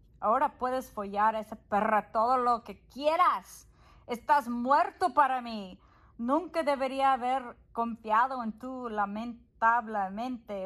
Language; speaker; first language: Spanish; non-native, fluent; English